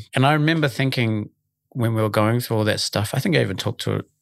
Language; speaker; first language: English; native; English